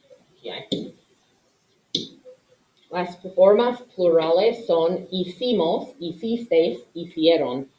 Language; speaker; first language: Spanish; non-native, fluent; English